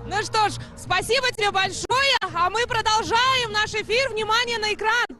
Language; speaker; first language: Russian; native; Russian